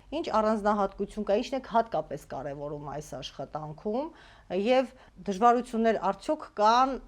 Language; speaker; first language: Armenian; native; Armenian